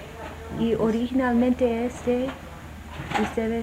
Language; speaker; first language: Spanish; non-native, fluent; English